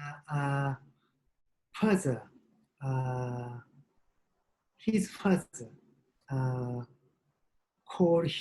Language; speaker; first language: English; non-native, learner; Japanese